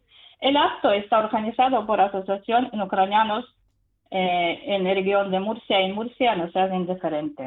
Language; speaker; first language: Spanish; non-native, fluent; Ukrainian